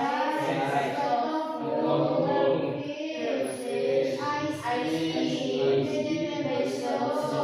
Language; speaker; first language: English; non-native, learner; Indonesian